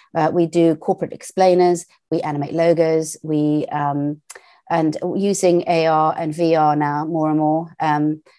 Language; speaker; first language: English; native; English